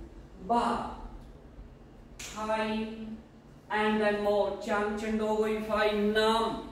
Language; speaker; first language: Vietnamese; non-native, learner; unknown